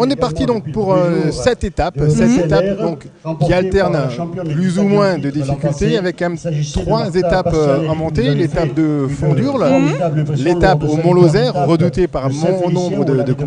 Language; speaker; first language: French; native; French